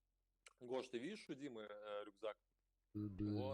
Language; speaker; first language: Russian; native; Russian